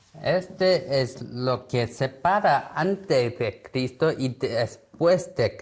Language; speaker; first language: Spanish; non-native, learner; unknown